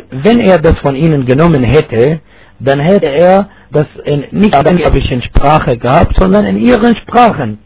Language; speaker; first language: German; non-native, fluent; Arabic